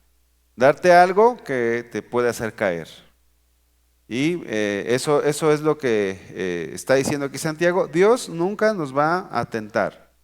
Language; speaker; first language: Spanish; native; Spanish